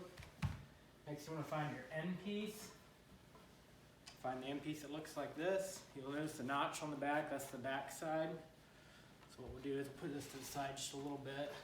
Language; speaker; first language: English; native; English